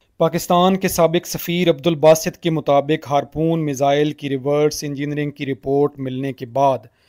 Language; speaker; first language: Urdu; native; Urdu